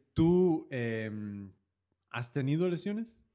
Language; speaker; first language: Spanish; native; Spanish